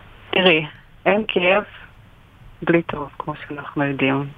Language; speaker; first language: Hebrew; non-native, fluent; Russian